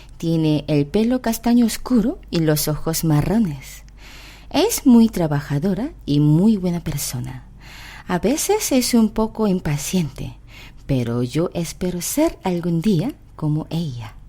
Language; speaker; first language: Spanish; non-native, fluent; Korean